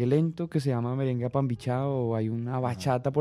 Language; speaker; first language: Spanish; native; Spanish